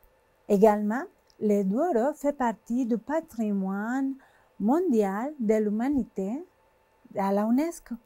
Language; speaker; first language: French; non-native, fluent; Spanish